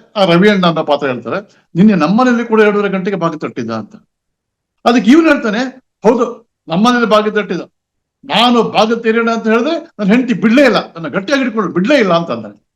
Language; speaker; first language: Kannada; non-native, local second language; Tulu